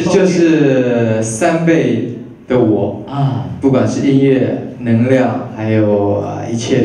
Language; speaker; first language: Chinese; native; Chinese